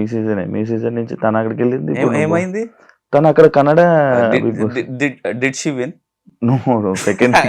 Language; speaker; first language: Telugu; native; Telugu